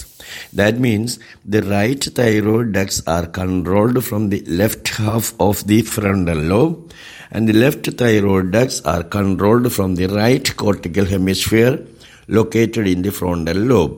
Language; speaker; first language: English; non-native, local second language; Malayalam